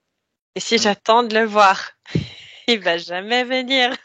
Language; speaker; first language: French; native; French